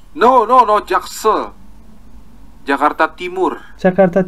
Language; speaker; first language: Indonesian; native; Indonesian